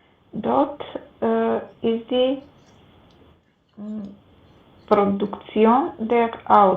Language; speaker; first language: German; non-native, learner; Macedonian